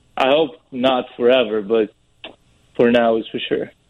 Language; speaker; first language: English; non-native, fluent; Russian